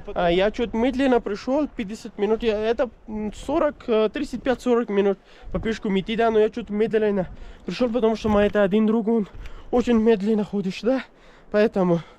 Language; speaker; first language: Russian; non-native, learner; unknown